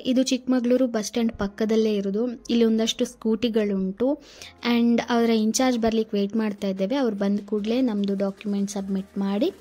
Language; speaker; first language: Kannada; native; Kannada